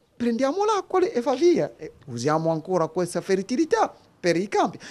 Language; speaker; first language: Italian; non-native, fluent; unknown